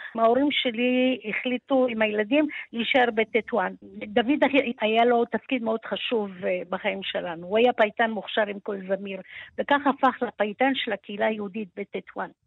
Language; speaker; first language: Hebrew; early bilingual, other home language; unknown